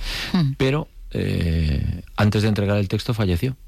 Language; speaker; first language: Spanish; native; Spanish